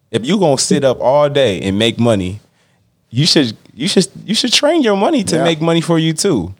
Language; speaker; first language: English; native; English